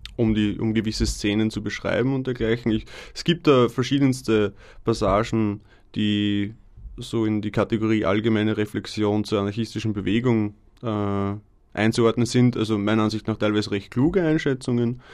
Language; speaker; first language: German; native; German